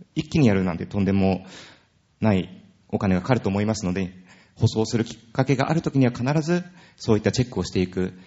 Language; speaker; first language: Japanese; native; Japanese